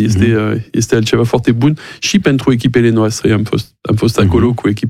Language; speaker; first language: Romanian; non-native, learner; French